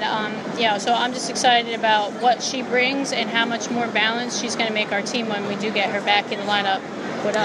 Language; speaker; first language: English; native; English